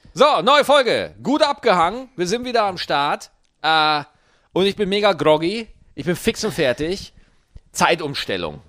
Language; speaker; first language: German; native; German